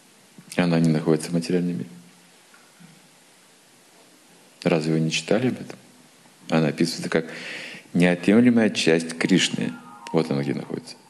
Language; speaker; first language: Russian; native; Russian